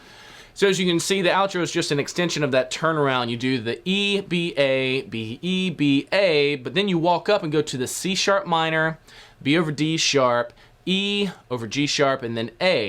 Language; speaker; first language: English; native; English